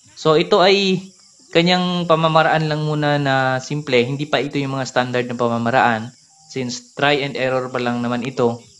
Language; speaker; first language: Filipino; non-native, local second language; Cebuano